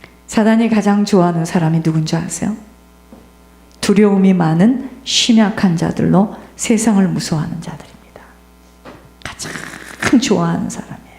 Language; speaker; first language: Korean; native; Korean